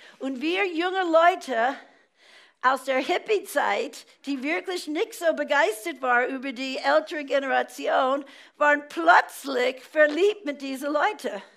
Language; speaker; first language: German; non-native, fluent; English